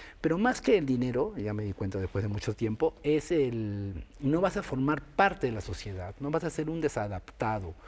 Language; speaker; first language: Spanish; native; Spanish